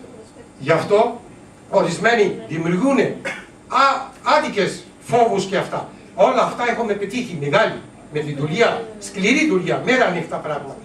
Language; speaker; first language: Greek; non-native, learner; Urdu